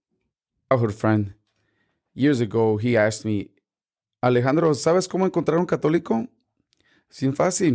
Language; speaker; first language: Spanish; early bilingual, heritage; Spanish